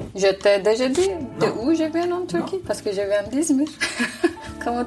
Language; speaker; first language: French; non-native, fluent; Turkish